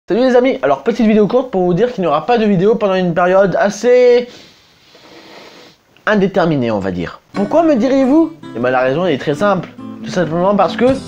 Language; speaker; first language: French; native; French